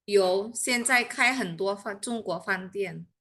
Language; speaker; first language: Chinese; non-native, learner; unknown